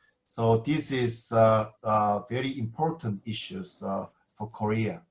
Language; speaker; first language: English; non-native, fluent; Korean